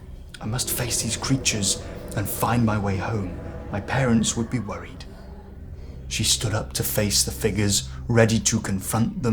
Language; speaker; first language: English; native; English